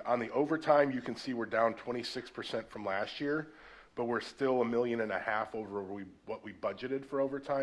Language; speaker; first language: English; native; English